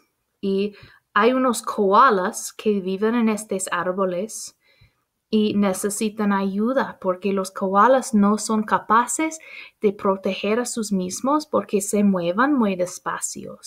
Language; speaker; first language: Spanish; non-native, fluent; English